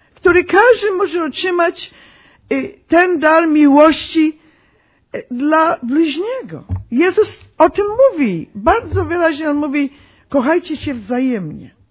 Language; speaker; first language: Polish; early bilingual, heritage; Polish